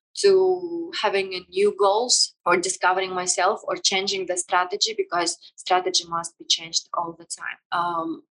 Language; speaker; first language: English; non-native, fluent; Kazakh